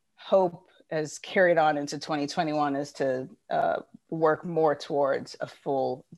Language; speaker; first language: English; early bilingual, other home language; Ganda